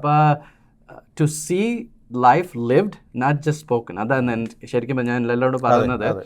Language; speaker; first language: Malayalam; early bilingual, heritage; Malayalam